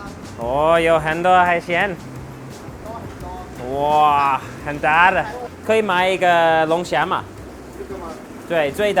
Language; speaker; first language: Chinese; non-native, fluent; English